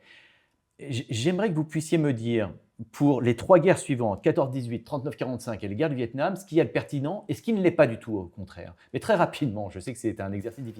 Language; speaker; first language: French; native; French